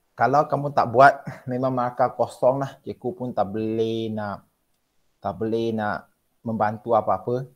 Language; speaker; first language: Malay; non-native, local second language; Chinese